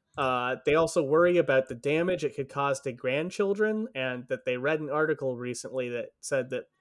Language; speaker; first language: English; native; English